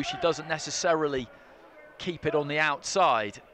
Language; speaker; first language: English; native; English